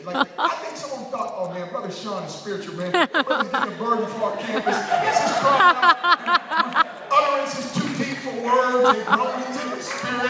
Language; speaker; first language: English; native; English